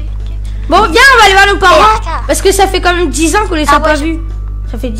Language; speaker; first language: French; native; French